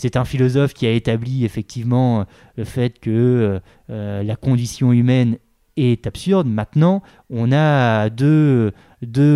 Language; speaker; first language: French; native; French